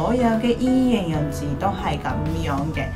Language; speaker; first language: Cantonese; non-native, fluent; Japanese